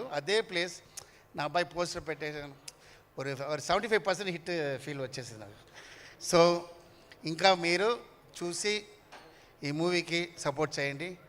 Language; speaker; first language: Telugu; non-native, fluent; Tamil